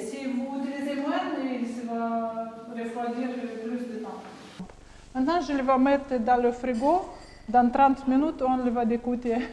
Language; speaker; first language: French; non-native, learner; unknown